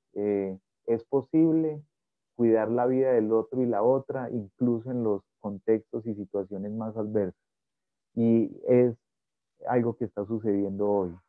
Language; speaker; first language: Spanish; native; Spanish